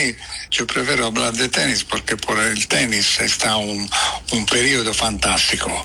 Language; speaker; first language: Spanish; non-native, fluent; Italian